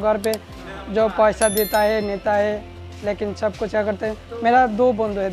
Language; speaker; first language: Hindi; non-native, learner; Bangla